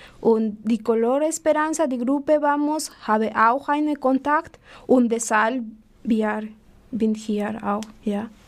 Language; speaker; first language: German; non-native, learner; Spanish